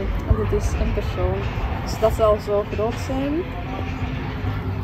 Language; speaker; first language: Dutch; non-native, fluent; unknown